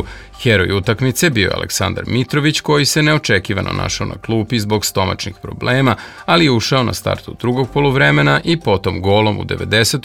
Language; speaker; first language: Serbian; native; Serbian